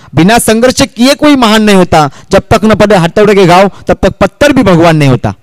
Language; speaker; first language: Hindi; non-native, local second language; Marathi